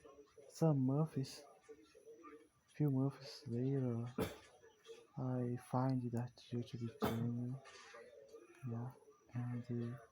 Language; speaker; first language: English; non-native, learner; Portuguese